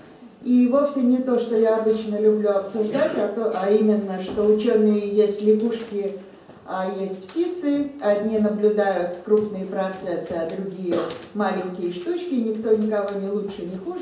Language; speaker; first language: Russian; native; Russian